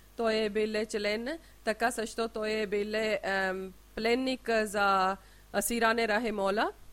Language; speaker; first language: Bulgarian; non-native, learner; Urdu